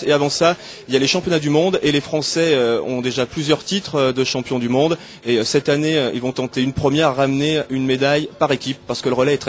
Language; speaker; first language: French; native; French